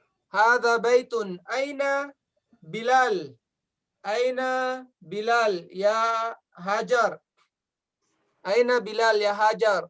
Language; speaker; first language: Arabic; non-native, fluent; Filipino